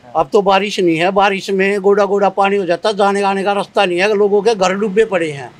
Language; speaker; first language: Hindi; native; Hindi